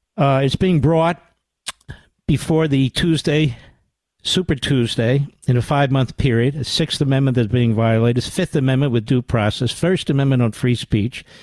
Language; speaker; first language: English; native; English